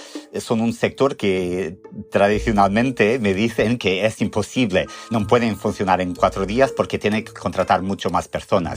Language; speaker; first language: Spanish; non-native, fluent; Portuguese